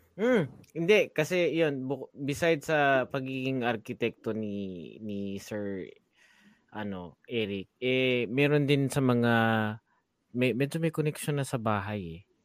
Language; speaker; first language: Filipino; native; Filipino